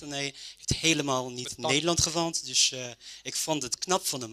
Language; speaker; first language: Dutch; non-native, fluent; English